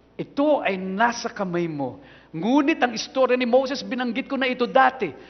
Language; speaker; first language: Filipino; non-native, local second language; Cebuano